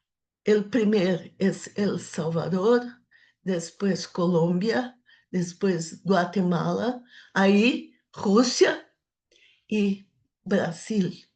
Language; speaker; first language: Spanish; non-native, fluent; Portuguese